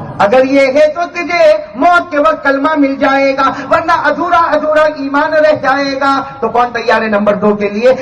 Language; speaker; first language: Urdu; native; Urdu